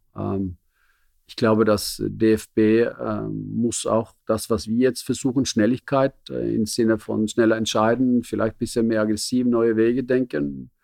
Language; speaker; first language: German; non-native, fluent; Norwegian